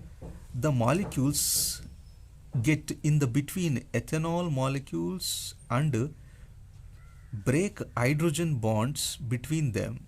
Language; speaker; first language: English; non-native, local second language; Kannada